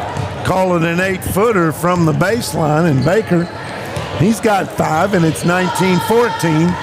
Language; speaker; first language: English; native; English